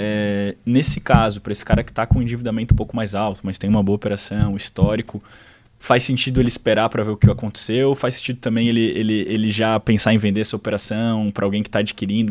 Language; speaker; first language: Portuguese; native; Portuguese